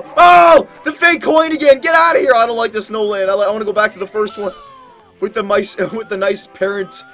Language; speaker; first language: English; native; English